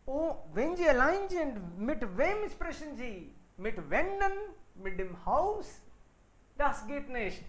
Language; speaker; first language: German; non-native, fluent; Hindi